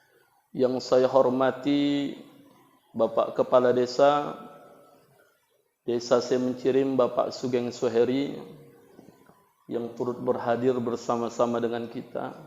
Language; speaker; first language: Indonesian; native; Indonesian